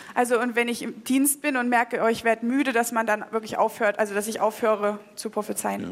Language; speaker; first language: German; native; German